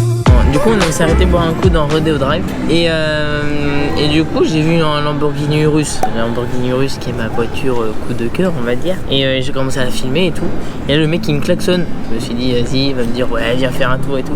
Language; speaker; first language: French; native; French